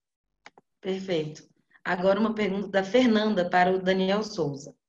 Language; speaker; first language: Portuguese; native; Portuguese